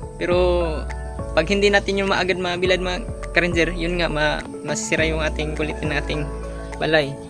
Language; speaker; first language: Filipino; non-native, local second language; Cebuano